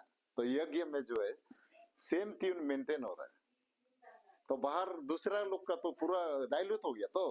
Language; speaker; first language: Hindi; non-native, local second language; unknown